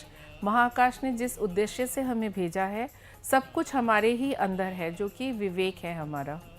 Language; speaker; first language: Hindi; native; Hindi